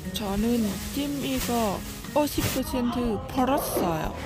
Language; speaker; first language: Korean; non-native, learner; Lao